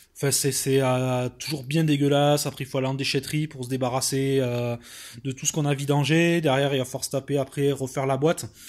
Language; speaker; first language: French; native; French